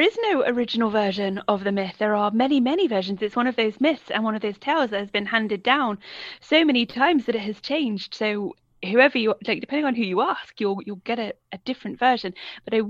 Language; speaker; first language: English; native; English